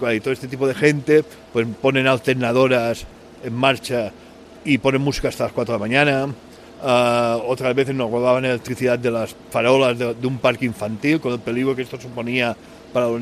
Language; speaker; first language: Spanish; native; Spanish